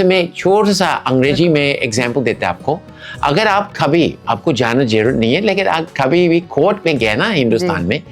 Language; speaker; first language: Hindi; non-native, fluent; English